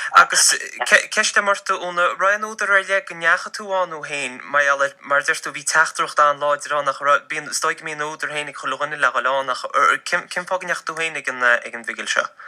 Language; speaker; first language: Irish; native; Irish